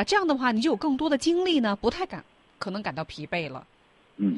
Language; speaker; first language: Chinese; native; Chinese